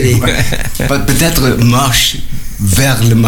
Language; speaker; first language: French; non-native, learner; English